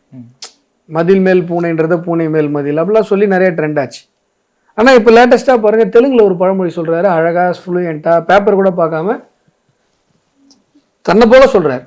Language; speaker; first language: Tamil; native; Tamil